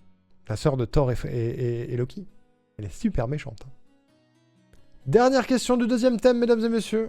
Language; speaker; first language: French; native; French